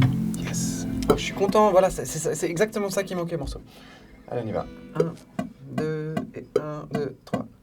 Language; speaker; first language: French; native; French